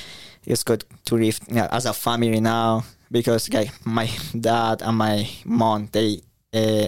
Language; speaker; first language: English; non-native, fluent; Spanish